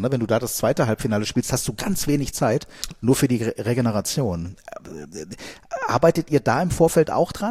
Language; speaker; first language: German; native; German